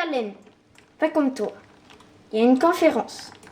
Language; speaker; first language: French; native; French